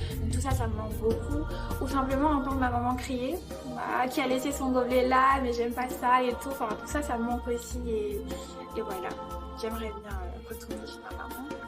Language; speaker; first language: French; native; French